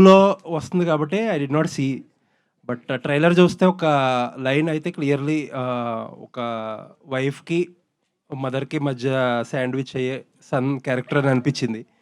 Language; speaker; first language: Telugu; native; Telugu